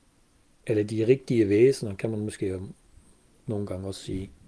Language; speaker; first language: Danish; non-native, fluent; German